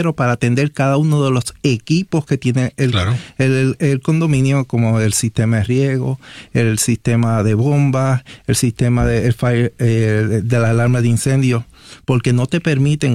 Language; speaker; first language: Spanish; native; Spanish